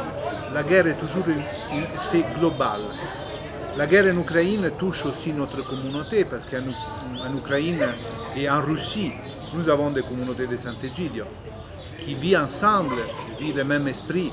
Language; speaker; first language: French; non-native, fluent; Italian